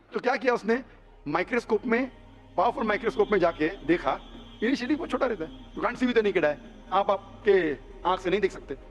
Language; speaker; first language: Hindi; non-native, local second language; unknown